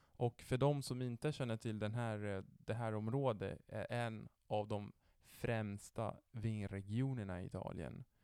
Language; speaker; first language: Swedish; non-native, fluent; Italian